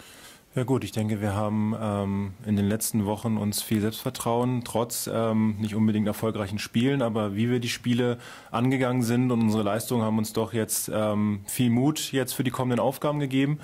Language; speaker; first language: German; native; German